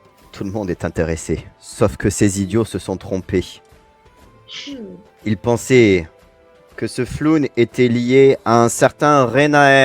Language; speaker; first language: French; native; French